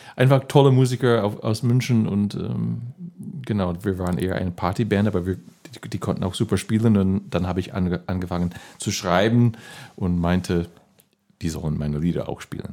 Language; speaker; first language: German; non-native, fluent; English